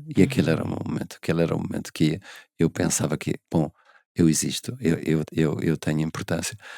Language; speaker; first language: Portuguese; native; Portuguese